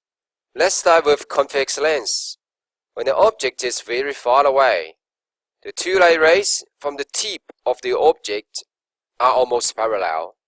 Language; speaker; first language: English; non-native, local second language; Cantonese